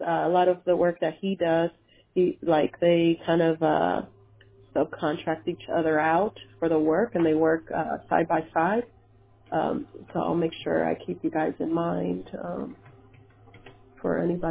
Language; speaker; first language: English; early bilingual, other home language; Spanish